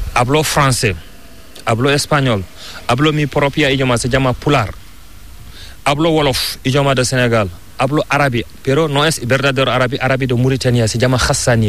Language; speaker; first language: Spanish; non-native, learner; Fula